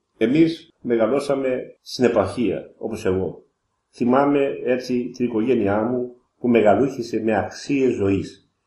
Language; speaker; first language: Greek; native; Greek